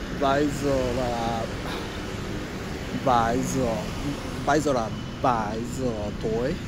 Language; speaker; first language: Vietnamese; non-native, learner; Japanese